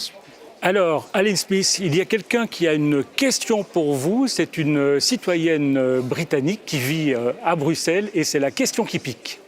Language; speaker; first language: French; native; French